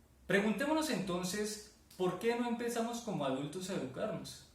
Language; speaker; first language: Spanish; native; Spanish